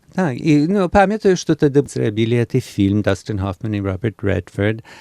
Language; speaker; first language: Belarusian; early bilingual, heritage; Belarusian